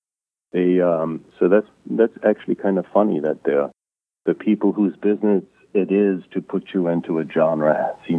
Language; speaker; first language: English; non-native, fluent; German